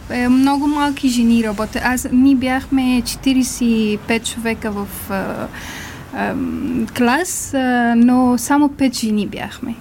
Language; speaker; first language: Bulgarian; non-native, fluent; Persian